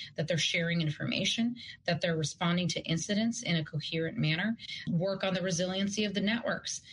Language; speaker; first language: English; non-native, fluent; Russian